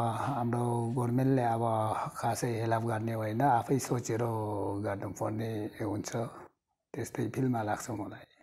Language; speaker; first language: Nepali; non-native, local second language; Sherpa